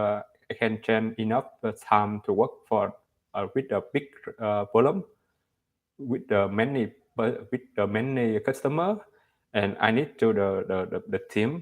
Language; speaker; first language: English; non-native, learner; Vietnamese